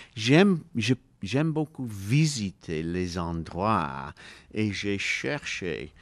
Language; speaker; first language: French; non-native, learner; English